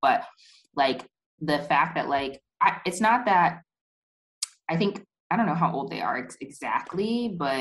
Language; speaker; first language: English; native; English